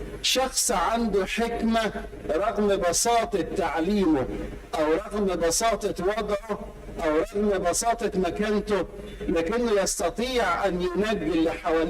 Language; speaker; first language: Arabic; native; Arabic